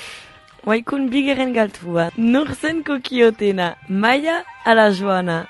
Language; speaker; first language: Basque; native; Basque